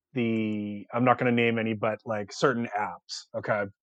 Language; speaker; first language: English; native; English